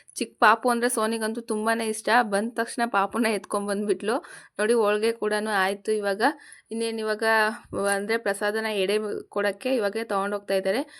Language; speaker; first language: Kannada; non-native, local second language; Lambadi